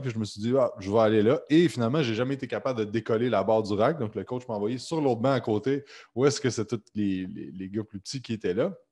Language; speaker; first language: French; native; French